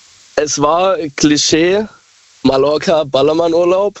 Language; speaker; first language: German; native; German